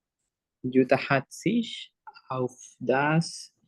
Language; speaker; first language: German; non-native, learner; Spanish